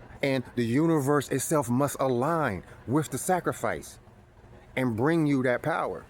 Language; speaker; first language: English; native; English